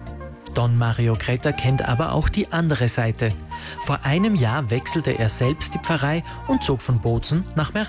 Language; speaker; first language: German; native; German